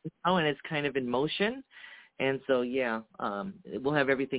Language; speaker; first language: English; early bilingual, other home language; Japanese